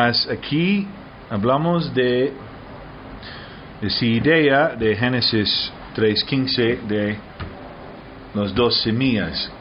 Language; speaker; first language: Spanish; early bilingual, heritage; Spanish